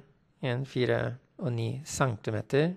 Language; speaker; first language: Norwegian; non-native, fluent; English